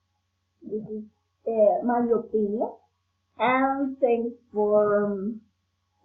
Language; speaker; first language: English; non-native, learner; Spanish